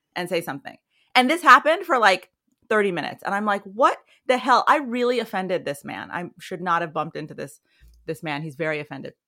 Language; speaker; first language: English; early bilingual, other home language; Persian